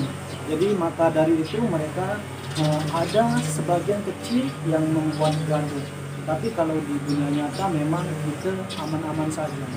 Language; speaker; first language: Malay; non-native, local second language; Madurese